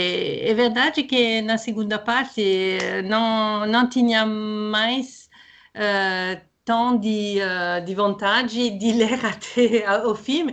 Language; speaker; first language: Portuguese; non-native, fluent; French